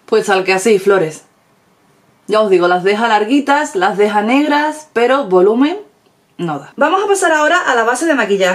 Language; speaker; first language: Spanish; native; Spanish